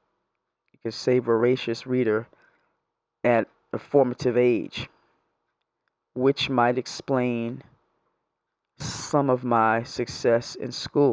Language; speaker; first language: English; native; English